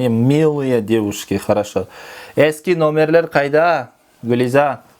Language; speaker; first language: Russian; non-native, local second language; Kyrgyz